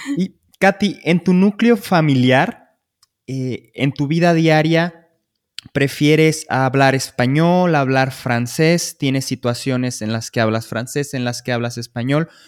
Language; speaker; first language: Spanish; native; Spanish